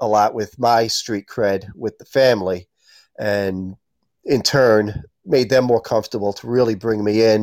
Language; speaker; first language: English; native; English